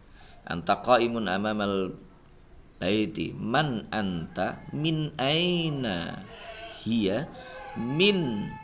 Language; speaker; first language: Arabic; non-native, fluent; Indonesian